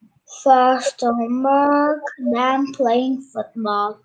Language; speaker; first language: English; non-native, learner; Turkish